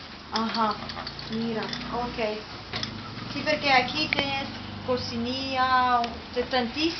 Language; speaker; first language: Spanish; non-native, learner; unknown